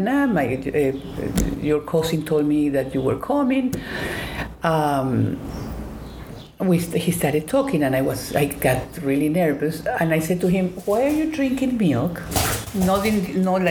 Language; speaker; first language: English; non-native, fluent; Spanish